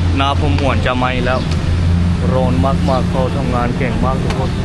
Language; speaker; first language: Thai; non-native, fluent; Urdu